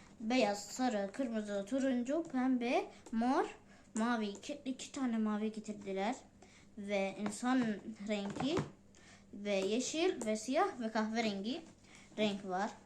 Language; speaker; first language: Turkish; non-native, learner; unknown